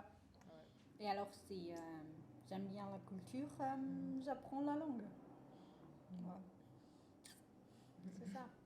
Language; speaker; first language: French; non-native, fluent; German